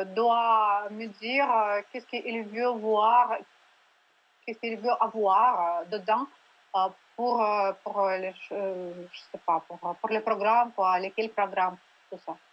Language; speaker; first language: French; non-native, learner; Russian